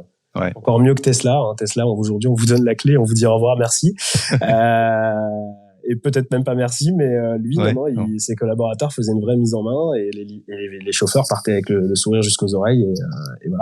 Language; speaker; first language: French; native; French